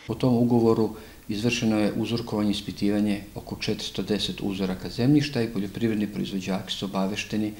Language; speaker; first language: Serbian; native; Serbian